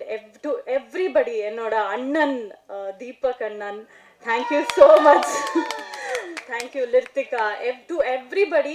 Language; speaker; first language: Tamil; non-native, learner; Kannada